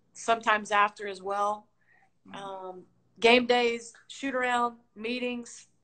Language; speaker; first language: English; native; English